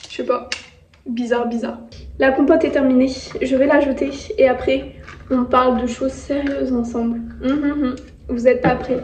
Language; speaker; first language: French; native; French